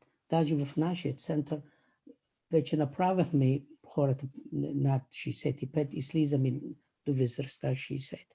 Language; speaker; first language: Bulgarian; non-native, fluent; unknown